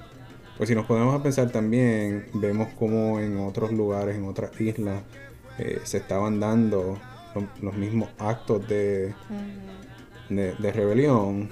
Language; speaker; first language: Spanish; native; Spanish